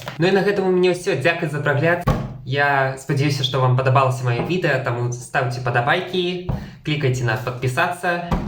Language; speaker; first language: Belarusian; non-native, local second language; Russian